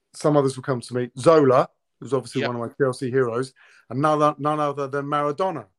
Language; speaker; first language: English; early bilingual, other home language; Italian